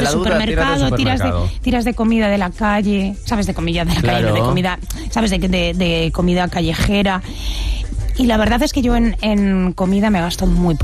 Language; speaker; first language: Spanish; native; Spanish